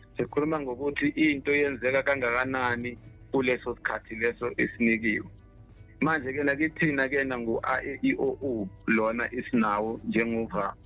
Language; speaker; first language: Zulu; native; Zulu